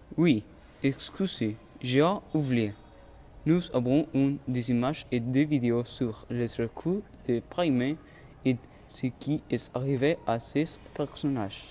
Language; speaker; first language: French; non-native, learner; Spanish